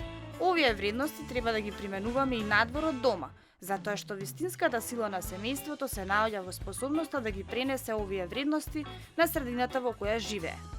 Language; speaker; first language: Macedonian; native; Macedonian